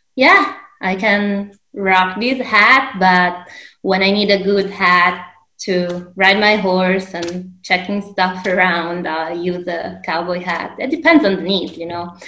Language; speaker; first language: English; non-native, fluent; Italian